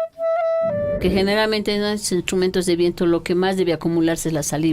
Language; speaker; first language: Spanish; native; Spanish